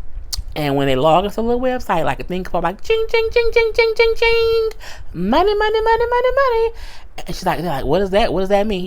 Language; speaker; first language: English; native; English